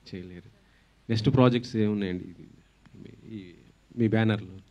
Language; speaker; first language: Telugu; native; Telugu